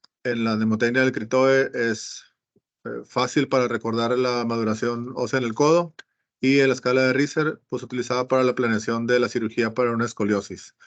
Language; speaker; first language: Spanish; native; Spanish